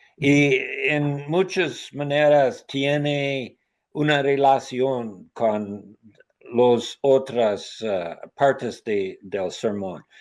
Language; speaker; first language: Spanish; non-native, learner; English